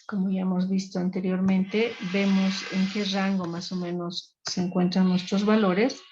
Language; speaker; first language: Spanish; native; Spanish